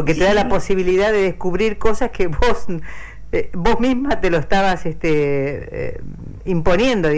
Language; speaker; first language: Spanish; native; Spanish